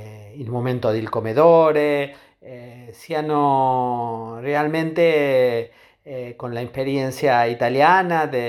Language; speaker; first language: Italian; non-native, learner; Spanish